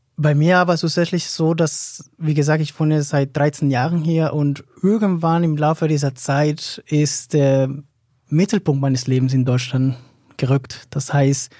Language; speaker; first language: German; non-native, fluent; Spanish